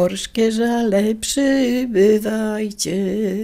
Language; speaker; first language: Polish; native; Polish